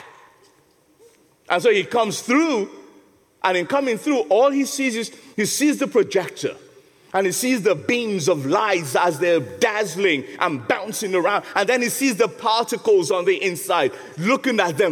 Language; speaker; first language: English; non-native, local second language; Yoruba